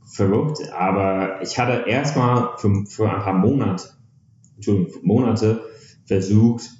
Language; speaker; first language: German; non-native, fluent; English